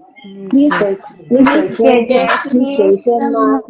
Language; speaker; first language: Chinese; non-native, learner; Filipino